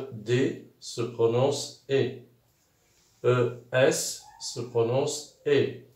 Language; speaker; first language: French; non-native, local second language; Arabic